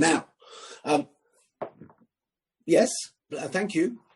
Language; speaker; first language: English; native; English